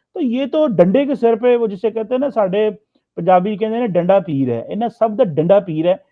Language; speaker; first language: Urdu; non-native, local second language; Punjabi